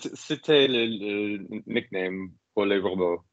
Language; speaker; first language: French; non-native, learner; English